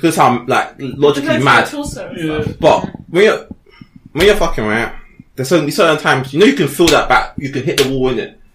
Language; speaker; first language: English; native; English